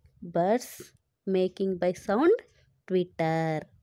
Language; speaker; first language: English; non-native, local second language; Telugu